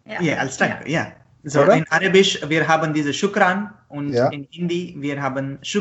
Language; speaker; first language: German; non-native, learner; Marathi